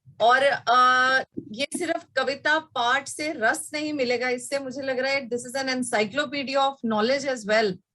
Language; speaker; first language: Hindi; native; Hindi